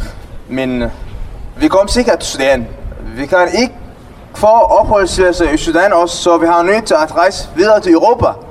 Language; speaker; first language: Danish; non-native, learner; Tigrinya